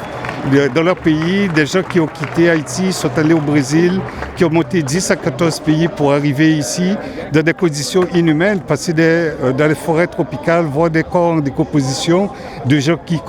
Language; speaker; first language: French; early bilingual, other home language; Haitian Creole